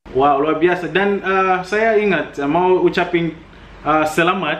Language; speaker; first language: Indonesian; non-native, fluent; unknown